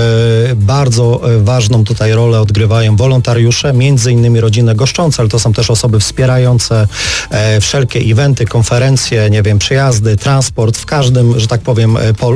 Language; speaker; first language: Polish; native; Polish